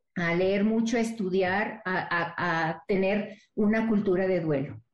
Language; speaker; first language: Spanish; native; Spanish